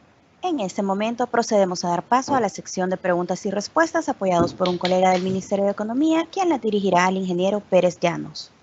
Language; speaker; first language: Spanish; native; Spanish